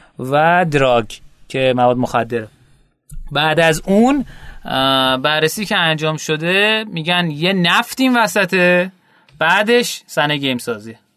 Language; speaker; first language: Persian; native; Persian